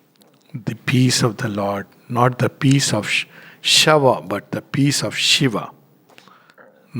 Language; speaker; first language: English; non-native, local second language; Hindi